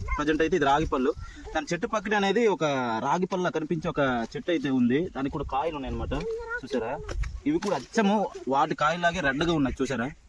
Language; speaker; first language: Telugu; non-native, local second language; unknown